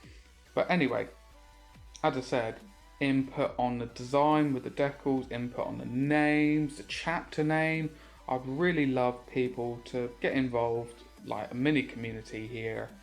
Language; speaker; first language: English; native; English